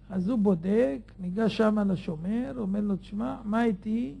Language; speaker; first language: Hebrew; native; Hebrew